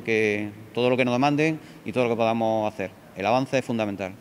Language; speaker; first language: Spanish; native; Spanish